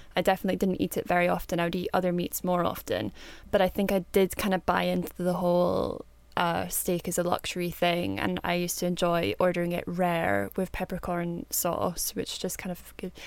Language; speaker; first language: English; native; English